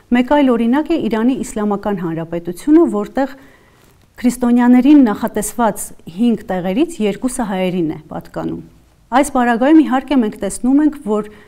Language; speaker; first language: Armenian; native; Armenian